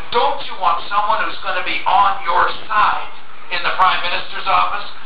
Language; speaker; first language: English; native; English